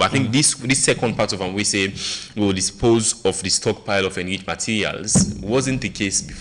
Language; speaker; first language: English; non-native, local second language; Krio